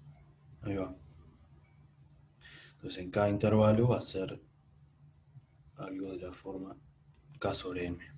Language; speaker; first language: Spanish; native; Spanish